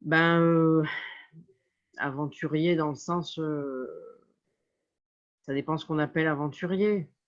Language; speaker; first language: French; native; French